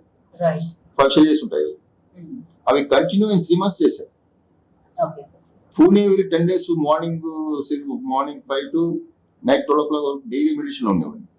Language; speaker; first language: Telugu; native; Telugu